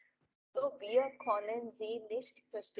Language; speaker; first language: German; non-native, learner; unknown